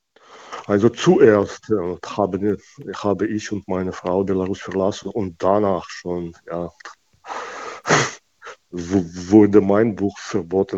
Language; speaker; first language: German; non-native, fluent; Russian